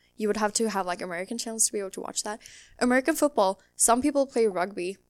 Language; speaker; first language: English; non-native, fluent; Swedish